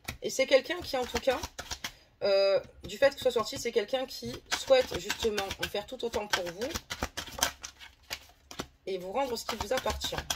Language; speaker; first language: French; native; French